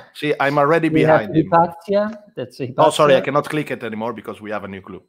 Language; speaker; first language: English; non-native, fluent; Italian